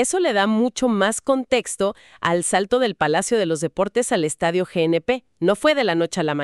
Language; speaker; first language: Spanish; native; Spanish